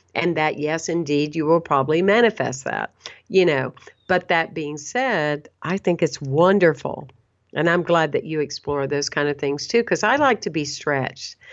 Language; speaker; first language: English; native; English